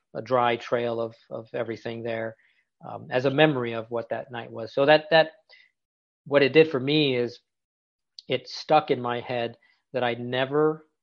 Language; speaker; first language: English; native; English